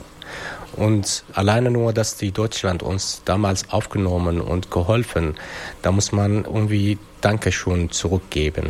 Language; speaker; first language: German; non-native, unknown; Arabic